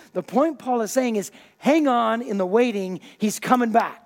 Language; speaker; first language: English; native; English